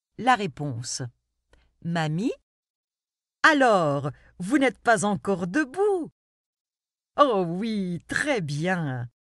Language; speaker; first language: French; non-native, local second language; Arabic